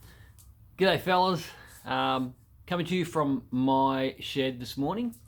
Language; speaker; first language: English; native; English